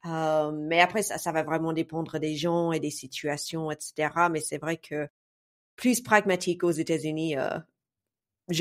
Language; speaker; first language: French; non-native, fluent; English